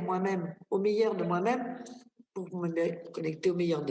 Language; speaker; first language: French; native; French